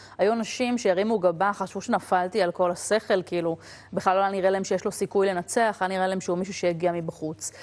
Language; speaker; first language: Hebrew; native; Hebrew